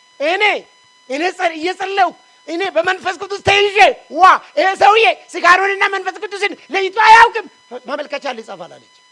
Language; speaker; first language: Amharic; non-native, local second language; Wolaytta